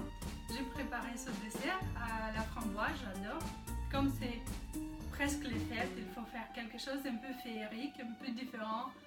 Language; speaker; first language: French; non-native, fluent; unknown